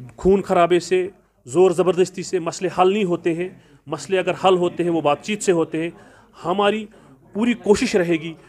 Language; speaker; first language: Urdu; non-native, local second language; Kashmiri